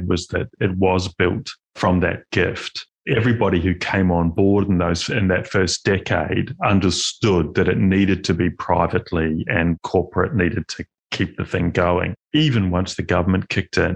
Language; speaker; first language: English; native; English